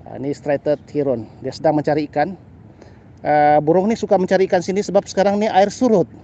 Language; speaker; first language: Malay; native; Malay